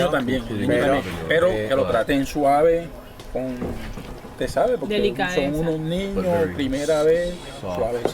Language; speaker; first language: Spanish; native; Spanish